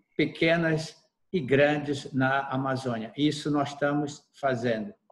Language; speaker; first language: Portuguese; native; Portuguese